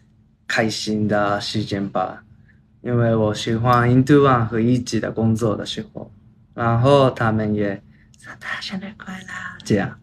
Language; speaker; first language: Chinese; non-native, learner; Japanese